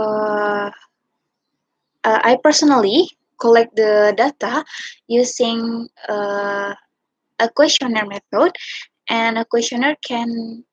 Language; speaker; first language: English; non-native, learner; Indonesian